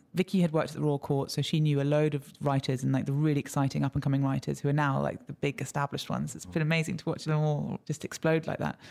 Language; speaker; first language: English; native; English